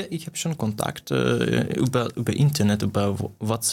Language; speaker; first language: German; non-native, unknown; Persian